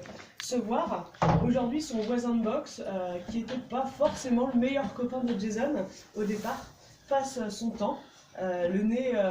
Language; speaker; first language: French; native; French